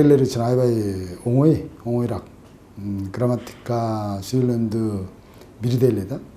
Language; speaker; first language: Kyrgyz; non-native, fluent; Korean